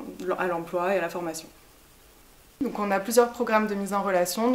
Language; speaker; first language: French; native; French